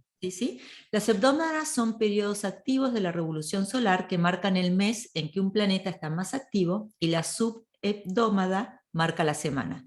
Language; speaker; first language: Spanish; native; Spanish